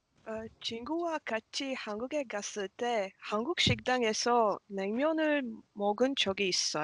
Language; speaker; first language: Korean; non-native, learner; Latvian